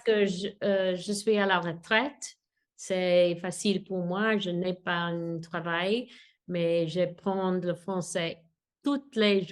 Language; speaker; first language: French; non-native, learner; English